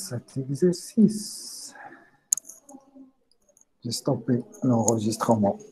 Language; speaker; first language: French; non-native, local second language; Arabic